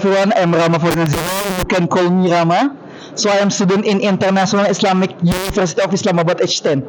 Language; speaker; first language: English; non-native, learner; Indonesian